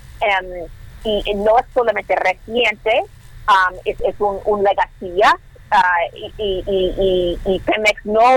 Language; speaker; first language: Spanish; non-native, learner; English